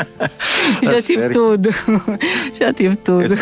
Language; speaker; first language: Portuguese; non-native, fluent; Latvian